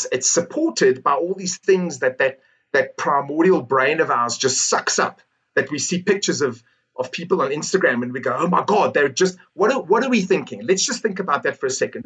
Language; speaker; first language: English; native; English